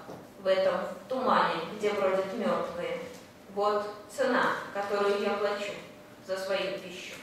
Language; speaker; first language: Russian; native; Russian